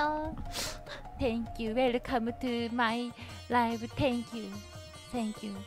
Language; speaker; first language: English; non-native, learner; Japanese